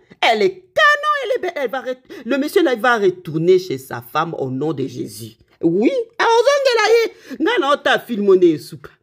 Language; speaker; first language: French; non-native, local second language; Lingala